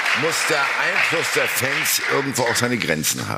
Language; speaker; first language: German; native; German